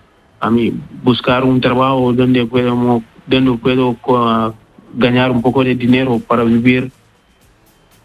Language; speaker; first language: Spanish; non-native, learner; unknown